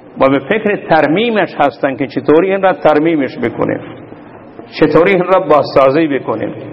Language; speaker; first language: Persian; non-native, local second language; Baluchi